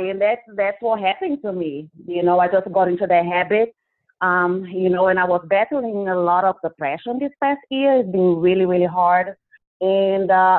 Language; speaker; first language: English; non-native, fluent; Portuguese